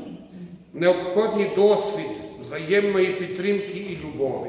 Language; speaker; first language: Ukrainian; non-native, fluent; Croatian